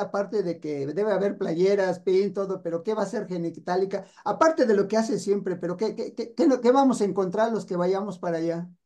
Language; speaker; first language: Spanish; native; Spanish